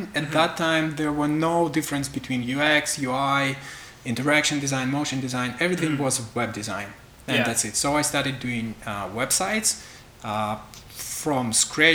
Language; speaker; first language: English; non-native, fluent; Russian